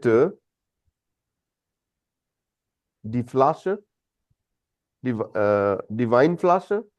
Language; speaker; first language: German; non-native, fluent; Hindi